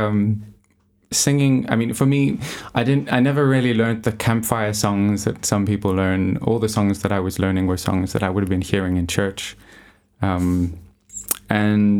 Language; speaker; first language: English; native; English